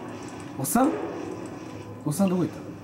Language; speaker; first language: Japanese; native; Japanese